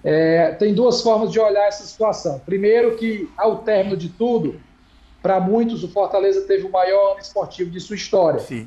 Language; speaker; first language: Portuguese; native; Portuguese